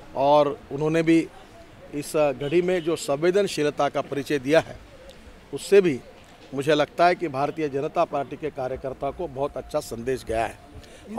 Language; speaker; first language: Hindi; non-native, local second language; Marathi